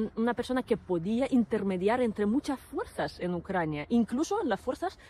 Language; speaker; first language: Spanish; non-native, fluent; Ukrainian